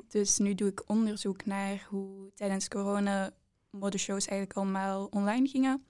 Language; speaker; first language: Dutch; native; Dutch